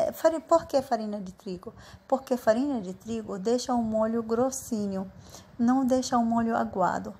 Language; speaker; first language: Portuguese; non-native, fluent; Arabic